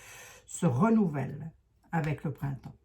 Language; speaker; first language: French; native; French